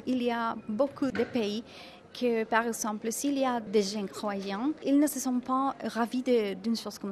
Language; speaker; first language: French; non-native, fluent; Spanish